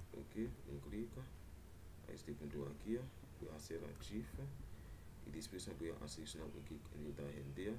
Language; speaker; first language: Spanish; non-native, learner; Haitian Creole